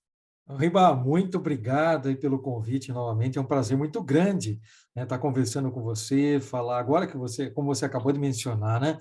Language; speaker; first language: Portuguese; native; Portuguese